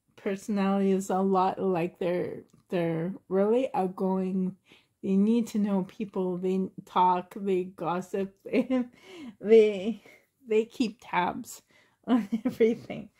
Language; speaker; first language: English; native; English